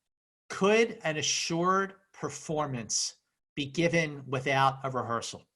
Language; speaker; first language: English; native; English